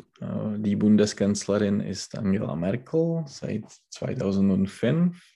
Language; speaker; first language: German; non-native, learner; Czech